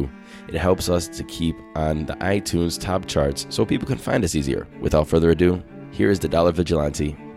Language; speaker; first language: English; native; English